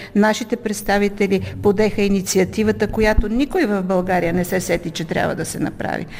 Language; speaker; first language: Bulgarian; native; Bulgarian